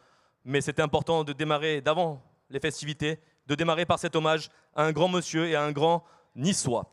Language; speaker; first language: French; native; French